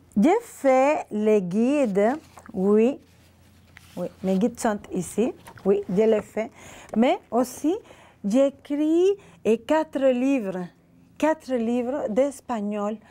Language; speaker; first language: French; non-native, learner; Spanish